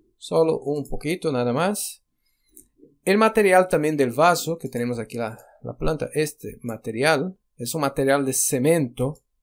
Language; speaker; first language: Spanish; non-native, fluent; Portuguese